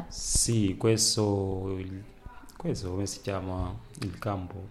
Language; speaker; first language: Italian; non-native, learner; Wolof